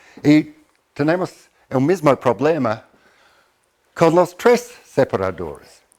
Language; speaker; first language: Spanish; non-native, fluent; English